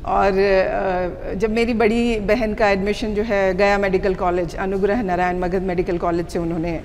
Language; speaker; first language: Hindi; native; Hindi